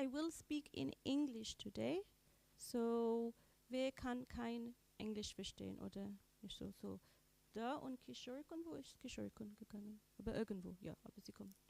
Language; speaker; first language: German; non-native, learner; English